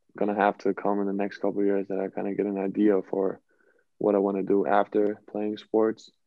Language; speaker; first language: English; non-native, fluent; German